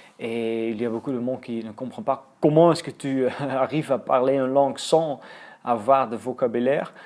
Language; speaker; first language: French; non-native, fluent; Dutch